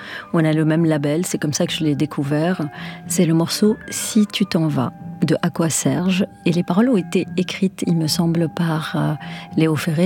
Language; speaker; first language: French; non-native, local second language; Arabic